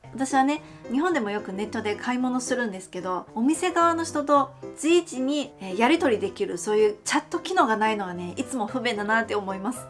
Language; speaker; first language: Japanese; non-native, fluent; Chinese